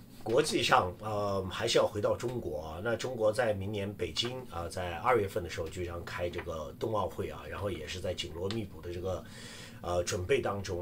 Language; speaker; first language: Chinese; native; Chinese